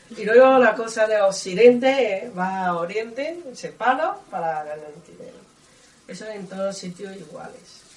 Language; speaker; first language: Spanish; non-native, learner; Chinese